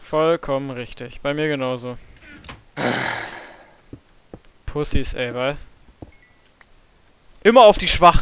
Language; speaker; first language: German; native; German